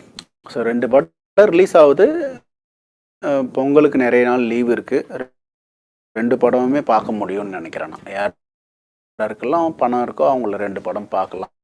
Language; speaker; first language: Tamil; native; Tamil